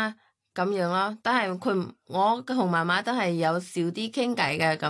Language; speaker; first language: Cantonese; non-native, learner; Thai